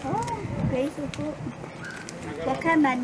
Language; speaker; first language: English; non-native, learner; Burmese